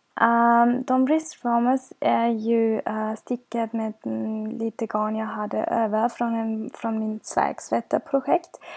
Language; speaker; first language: Swedish; non-native, fluent; German